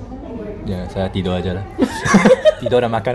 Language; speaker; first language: Indonesian; non-native, learner; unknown